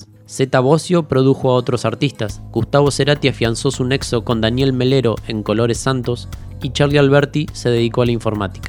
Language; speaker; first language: Spanish; native; Spanish